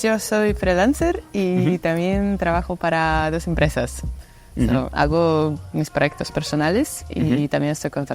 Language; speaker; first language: Spanish; non-native, fluent; Russian